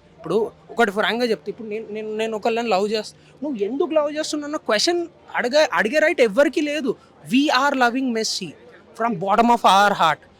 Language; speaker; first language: Telugu; native; Telugu